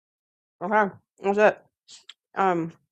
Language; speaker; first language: English; native; English